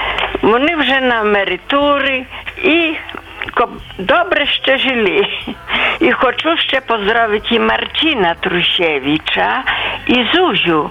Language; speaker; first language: Polish; non-native, local second language; Belarusian